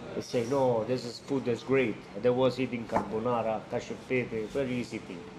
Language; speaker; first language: English; non-native, learner; Italian